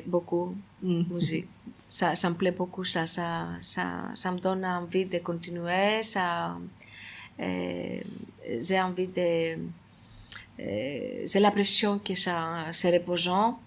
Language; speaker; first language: French; non-native, fluent; Greek